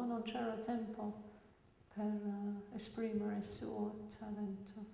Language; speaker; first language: Italian; non-native, fluent; English